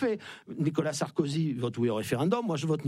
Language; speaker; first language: French; native; French